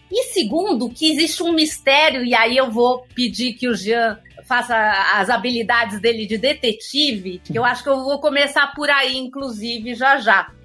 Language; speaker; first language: Portuguese; native; Portuguese